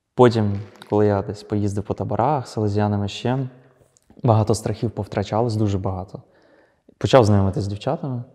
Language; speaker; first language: Ukrainian; early bilingual, other home language; Russian